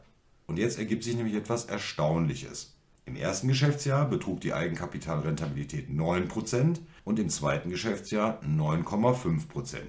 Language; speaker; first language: German; native; German